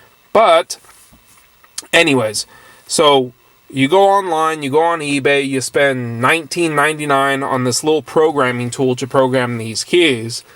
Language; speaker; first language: English; native; English